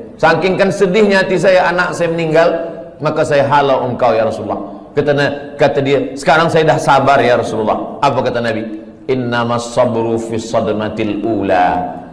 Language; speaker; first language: Malay; native; Malay